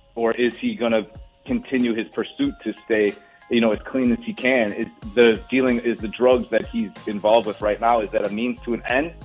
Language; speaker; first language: English; native; English